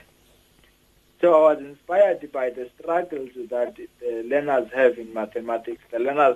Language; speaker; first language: English; non-native, local second language; Xhosa